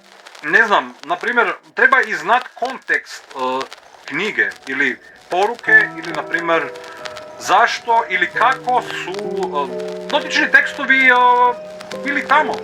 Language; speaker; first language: Croatian; native; Croatian